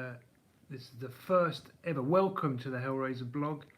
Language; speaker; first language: English; native; English